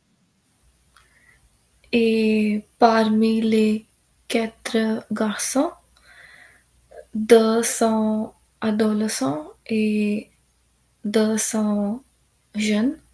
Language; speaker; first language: French; non-native, learner; Hindi